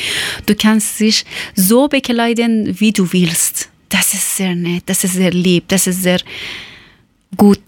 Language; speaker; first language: German; non-native, learner; Persian